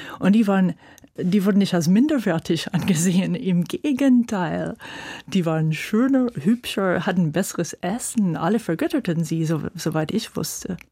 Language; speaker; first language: German; non-native, fluent; English